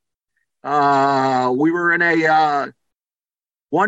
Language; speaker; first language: English; native; English